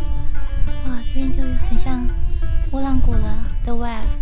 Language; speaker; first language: Chinese; native; Chinese